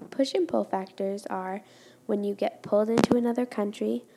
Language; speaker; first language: English; non-native, fluent; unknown